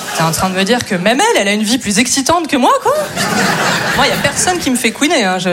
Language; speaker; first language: French; native; French